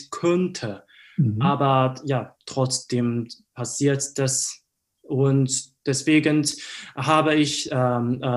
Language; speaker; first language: German; non-native, learner; Cantonese